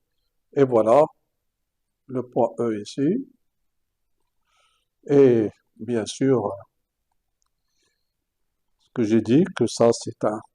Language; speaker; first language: French; non-native, local second language; Arabic